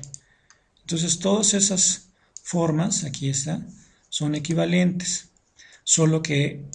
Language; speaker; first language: Spanish; native; Spanish